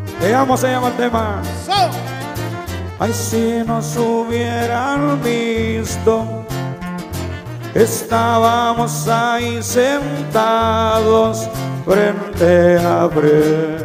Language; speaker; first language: Spanish; native; Spanish